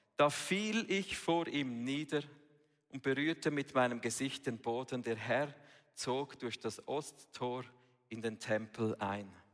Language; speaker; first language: German; native; German